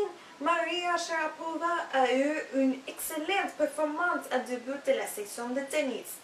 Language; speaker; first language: French; non-native, learner; English